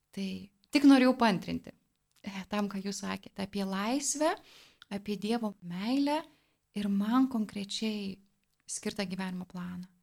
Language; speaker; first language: Lithuanian; native; Lithuanian